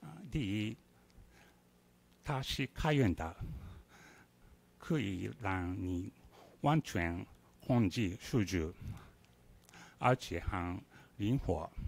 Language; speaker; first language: Chinese; non-native, learner; Japanese